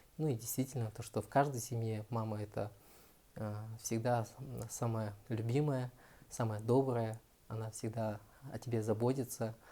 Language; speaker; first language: Russian; early bilingual, other home language; Tajik